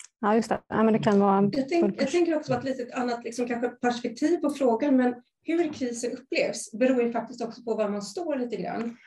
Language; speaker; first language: Swedish; native; Swedish